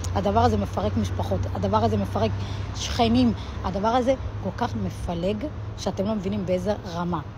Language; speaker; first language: Hebrew; early bilingual, other home language; Amharic